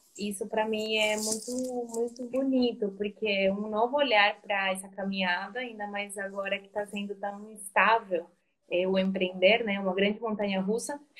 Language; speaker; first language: Portuguese; non-native, fluent; Spanish